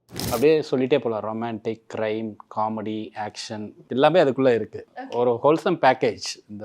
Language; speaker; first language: Tamil; native; Tamil